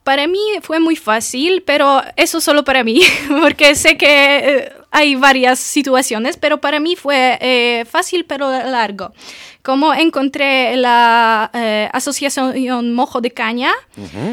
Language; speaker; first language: Spanish; non-native, fluent; Polish